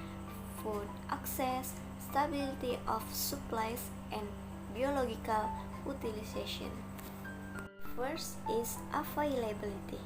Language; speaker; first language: English; non-native, learner; Indonesian